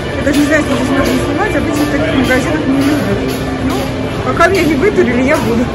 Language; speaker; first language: Russian; native; Russian